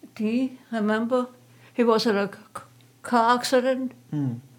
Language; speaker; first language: English; non-native, fluent; German